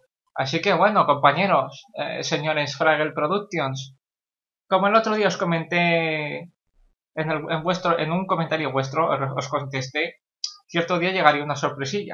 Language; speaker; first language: Spanish; native; Spanish